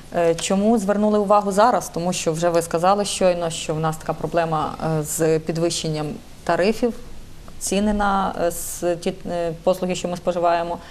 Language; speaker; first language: Ukrainian; native; Ukrainian